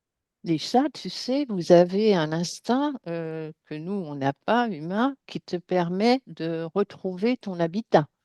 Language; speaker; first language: French; native; French